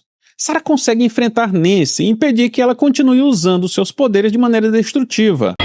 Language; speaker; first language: Portuguese; native; Portuguese